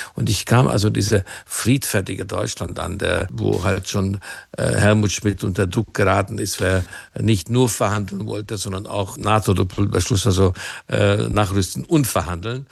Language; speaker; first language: German; non-native, fluent; Hungarian